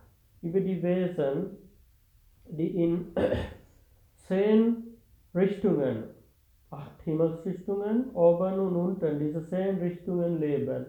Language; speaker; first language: German; non-native, fluent; Sinhala